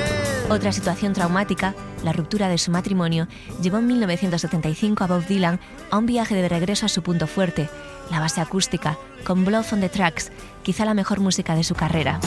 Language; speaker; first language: Spanish; native; Spanish